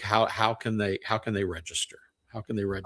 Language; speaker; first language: English; native; English